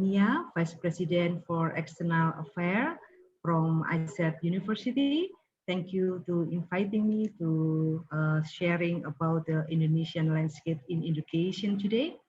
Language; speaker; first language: English; non-native, learner; Indonesian